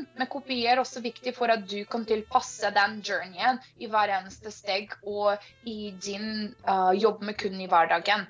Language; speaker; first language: Norwegian; non-native, fluent; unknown